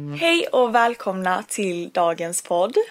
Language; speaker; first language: Swedish; early bilingual, other home language; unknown